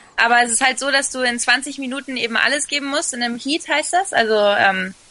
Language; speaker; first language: German; early bilingual, other home language; Spanish